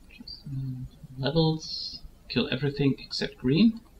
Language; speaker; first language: English; non-native, fluent; German